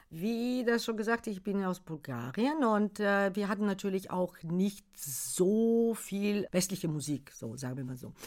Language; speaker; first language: German; non-native, fluent; Bulgarian